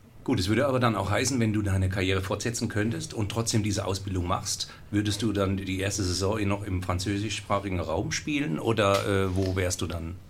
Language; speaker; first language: German; native; German